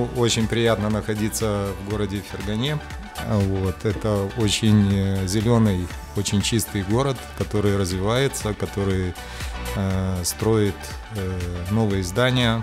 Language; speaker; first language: Russian; native; Russian